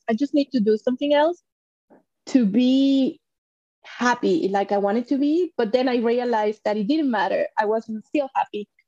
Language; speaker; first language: English; non-native, fluent; Spanish